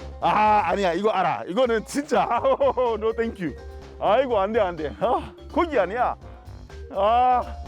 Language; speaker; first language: Korean; non-native, learner; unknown